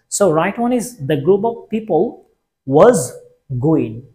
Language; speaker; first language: English; non-native, local second language; Bangla